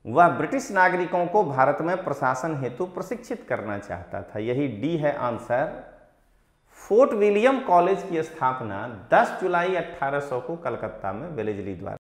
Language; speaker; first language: Hindi; non-native, local second language; Gujarati